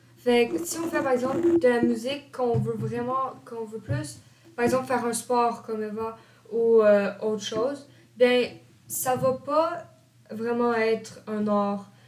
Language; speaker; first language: French; native; French